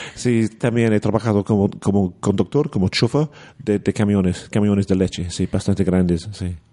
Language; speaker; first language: Spanish; non-native, learner; English